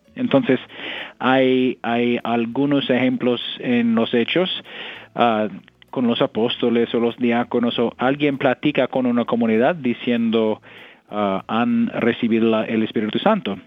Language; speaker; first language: Spanish; non-native, fluent; English